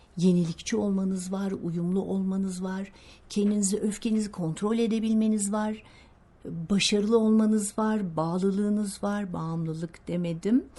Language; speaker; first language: Turkish; native; Turkish